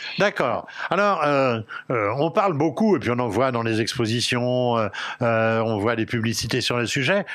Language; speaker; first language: French; native; French